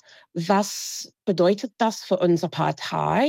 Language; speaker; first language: German; non-native, fluent; English